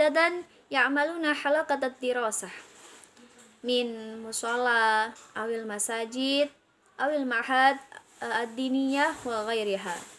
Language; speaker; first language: Arabic; non-native, learner; Indonesian